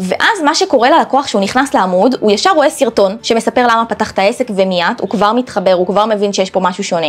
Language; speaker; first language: Hebrew; native; Hebrew